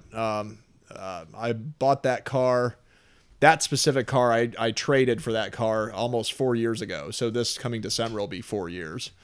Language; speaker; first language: English; native; English